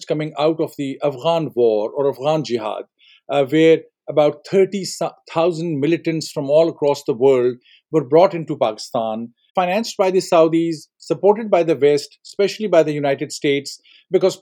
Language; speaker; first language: English; non-native, local second language; Urdu